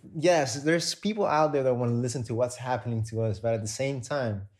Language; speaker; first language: English; non-native, fluent; Spanish